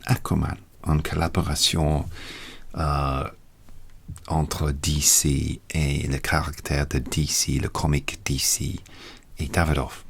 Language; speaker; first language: French; non-native, learner; English